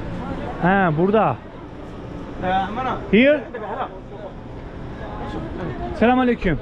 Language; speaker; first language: Turkish; native; Turkish